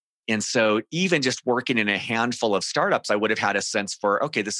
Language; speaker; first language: English; native; English